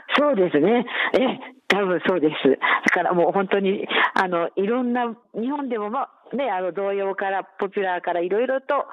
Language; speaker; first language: Japanese; native; Japanese